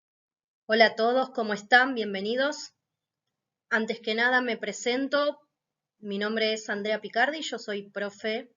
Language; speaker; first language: Spanish; native; Spanish